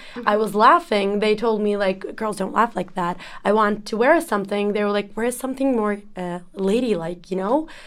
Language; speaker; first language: English; non-native, fluent; Turkish